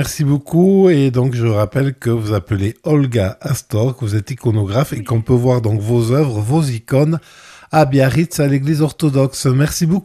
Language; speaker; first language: French; native; French